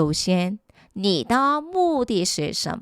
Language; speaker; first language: Chinese; non-native, fluent; Korean